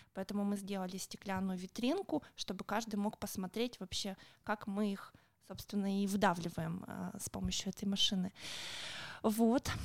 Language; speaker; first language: Russian; native; Russian